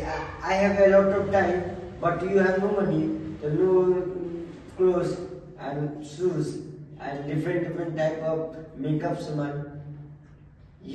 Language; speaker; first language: English; non-native, learner; Hindi